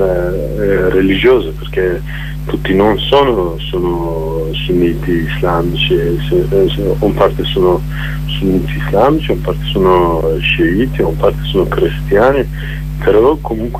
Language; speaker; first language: Italian; non-native, learner; Kurdish